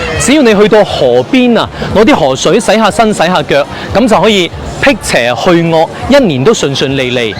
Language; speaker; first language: Cantonese; native; Cantonese